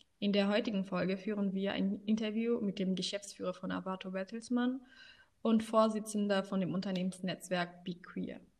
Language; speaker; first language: German; non-native, fluent; Portuguese